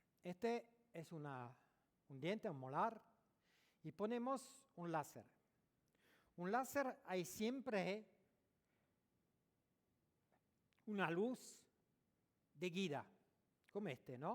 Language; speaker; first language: Spanish; non-native, learner; French